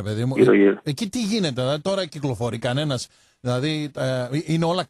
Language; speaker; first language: Greek; native; Greek